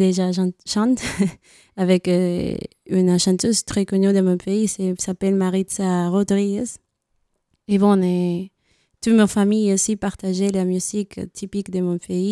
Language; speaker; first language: French; non-native, learner; Spanish